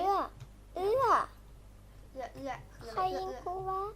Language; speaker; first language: Thai; native; Thai